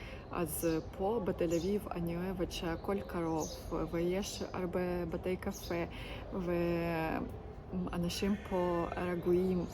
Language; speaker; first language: Hebrew; non-native, learner; Ukrainian